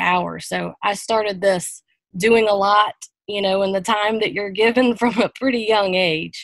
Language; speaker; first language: English; native; English